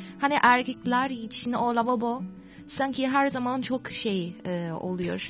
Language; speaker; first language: Turkish; non-native, fluent; Chinese